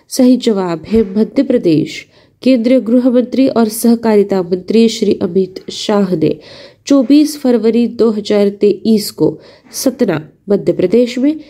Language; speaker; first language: Hindi; non-native, local second language; Marathi